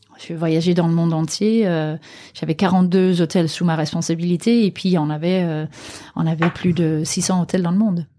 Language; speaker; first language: French; non-native, fluent; Danish